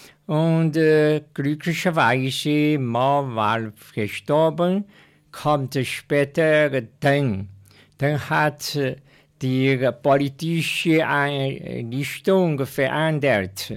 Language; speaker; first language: German; non-native, learner; Chinese